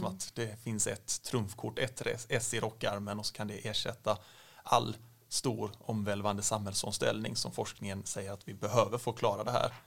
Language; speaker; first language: Swedish; native; Swedish